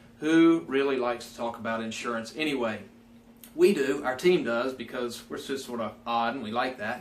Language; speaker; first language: English; native; English